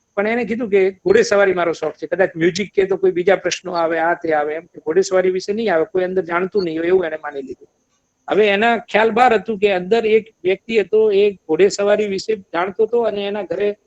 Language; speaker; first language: Gujarati; native; Gujarati